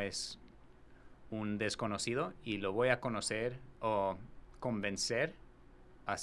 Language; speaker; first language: Spanish; non-native, fluent; English